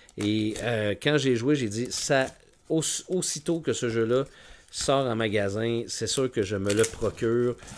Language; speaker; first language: French; native; French